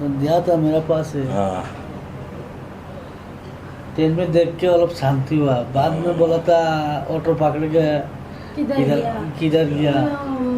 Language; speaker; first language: Hindi; non-native, local second language; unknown